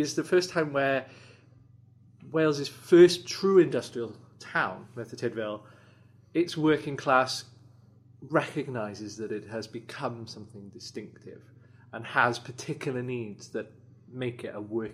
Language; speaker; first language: English; native; English